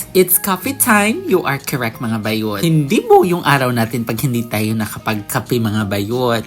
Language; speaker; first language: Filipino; non-native, local second language; Cebuano